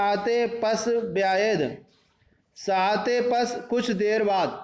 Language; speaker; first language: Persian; non-native, fluent; Urdu